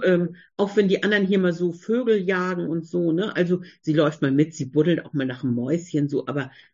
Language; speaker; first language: German; native; German